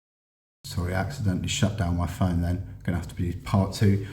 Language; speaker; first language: English; native; English